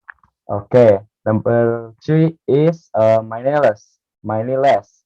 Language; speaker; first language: English; non-native, learner; Indonesian